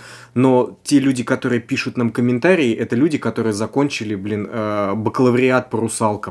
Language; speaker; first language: Russian; native; Russian